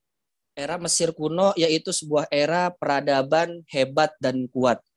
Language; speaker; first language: Indonesian; native; Indonesian